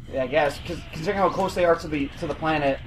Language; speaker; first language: English; native; English